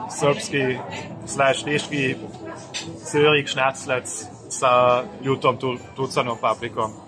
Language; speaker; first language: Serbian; non-native, fluent; German